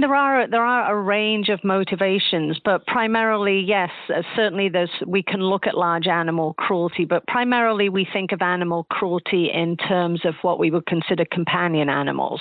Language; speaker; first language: English; native; English